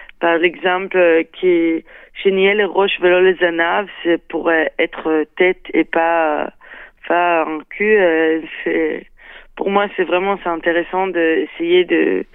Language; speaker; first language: French; non-native, fluent; Hebrew